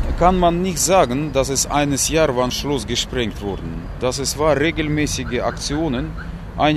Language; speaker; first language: German; non-native, learner; Russian